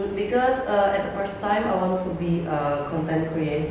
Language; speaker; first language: English; non-native, learner; Indonesian